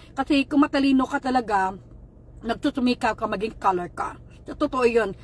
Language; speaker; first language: Filipino; non-native, local second language; Hiligaynon